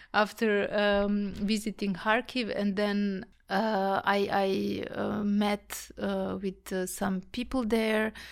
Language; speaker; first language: English; non-native, fluent; Serbian